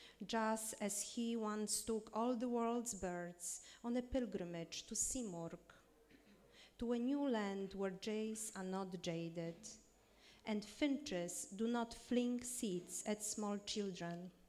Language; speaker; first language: English; non-native, fluent; Polish